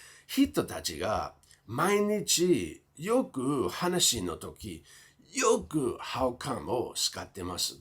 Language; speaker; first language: Japanese; non-native, fluent; English